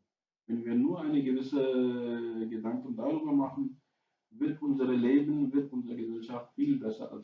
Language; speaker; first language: German; non-native, fluent; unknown